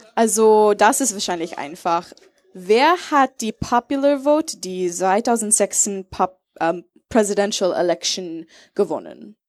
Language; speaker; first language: German; non-native, learner; English